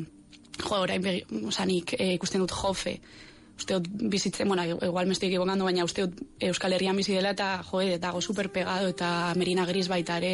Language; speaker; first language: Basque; non-native, local second language; Spanish